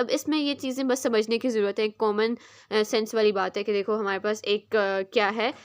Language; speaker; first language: Hindi; native; Hindi